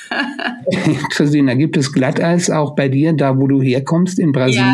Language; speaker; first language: German; native; German